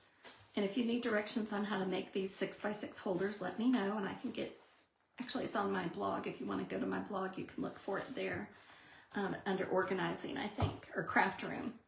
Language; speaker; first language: English; native; English